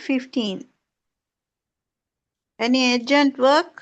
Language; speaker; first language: English; non-native, local second language; Tamil